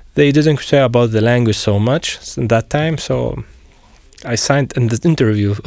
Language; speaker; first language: English; non-native, fluent; Arabic